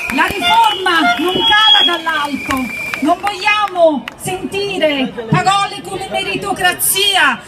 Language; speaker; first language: Italian; native; Italian